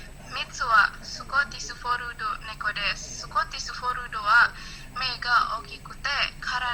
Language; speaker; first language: Japanese; non-native, learner; Indonesian